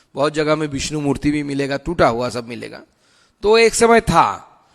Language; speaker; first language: Hindi; non-native, local second language; Bangla